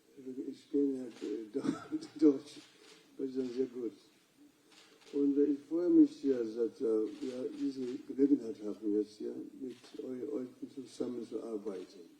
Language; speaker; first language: German; non-native, fluent; Luo (Kenya and Tanzania)